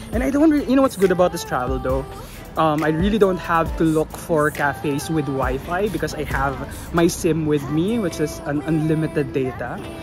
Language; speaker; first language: English; non-native, local second language; Filipino